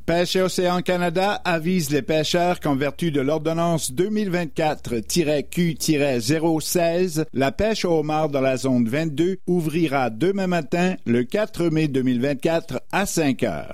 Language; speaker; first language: French; native; French